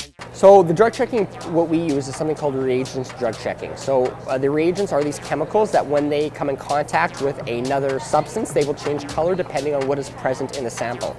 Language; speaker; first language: English; native; English